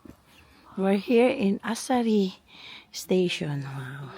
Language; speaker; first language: English; non-native, local second language; Filipino